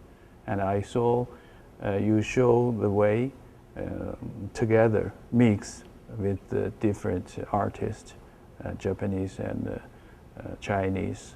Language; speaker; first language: English; non-native, learner; Chinese